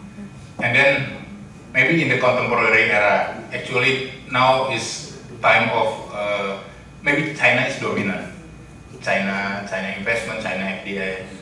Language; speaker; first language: English; non-native, learner; Indonesian